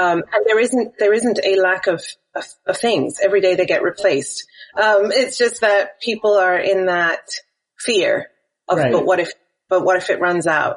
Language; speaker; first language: English; native; English